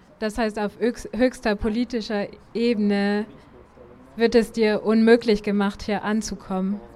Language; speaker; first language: German; native; German